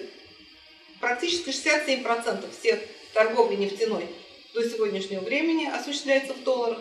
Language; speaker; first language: Russian; native; Russian